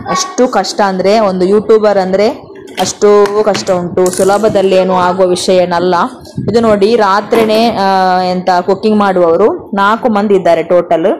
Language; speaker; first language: Kannada; non-native, local second language; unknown